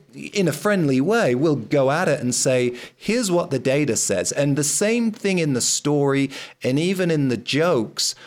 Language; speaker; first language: English; native; English